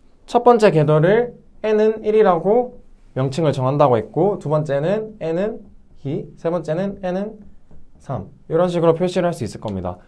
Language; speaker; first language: Korean; native; Korean